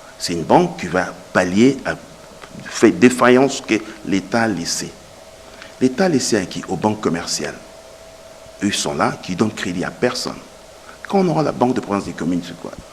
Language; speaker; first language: French; non-native, local second language; Lingala